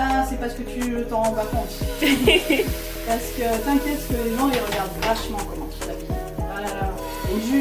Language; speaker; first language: French; native; French